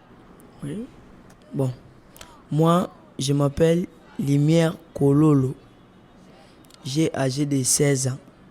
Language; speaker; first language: French; non-native, local second language; Lingala